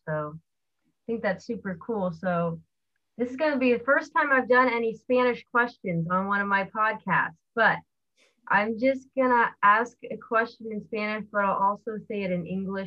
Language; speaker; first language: English; native; English